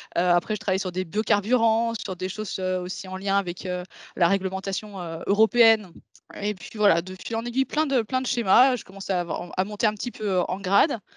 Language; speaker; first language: French; native; French